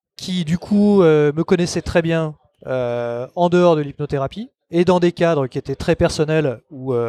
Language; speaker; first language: French; native; French